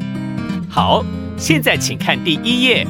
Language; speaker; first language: Chinese; native; Chinese